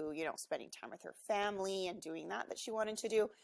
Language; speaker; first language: English; native; English